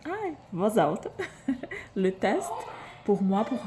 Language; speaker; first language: French; non-native, learner; Portuguese